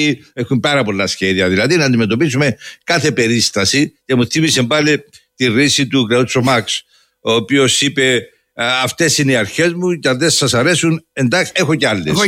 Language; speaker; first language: Greek; native; Greek